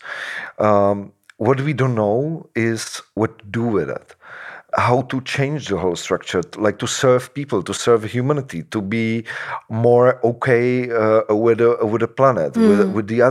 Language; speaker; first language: English; non-native, fluent; Czech